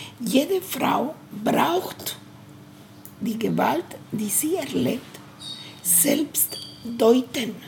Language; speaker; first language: German; non-native, learner; Spanish